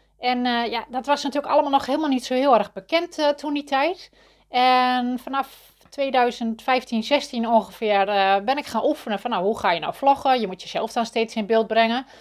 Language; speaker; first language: Dutch; native; Dutch